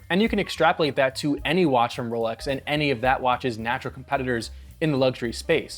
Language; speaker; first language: English; native; English